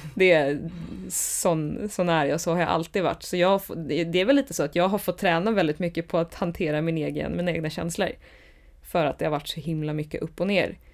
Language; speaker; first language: Swedish; native; Swedish